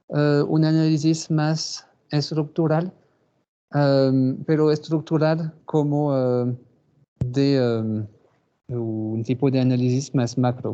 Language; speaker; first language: Spanish; non-native, fluent; French